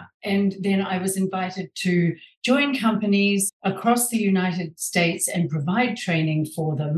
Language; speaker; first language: English; native; English